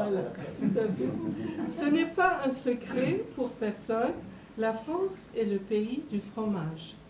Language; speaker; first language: French; non-native, fluent; Persian